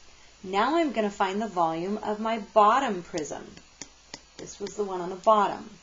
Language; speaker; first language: English; native; English